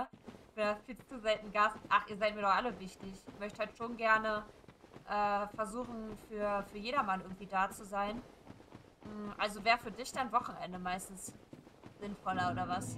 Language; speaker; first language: German; native; German